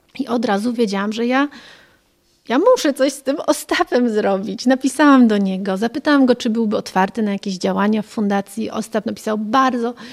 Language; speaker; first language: Polish; early bilingual, other home language; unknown